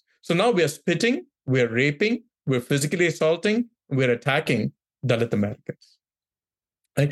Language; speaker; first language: English; non-native, local second language; Tamil